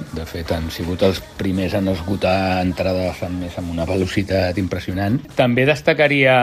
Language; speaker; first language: Catalan; native; Catalan